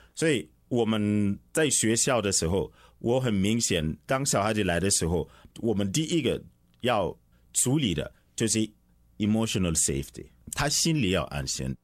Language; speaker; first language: Chinese; non-native, fluent; English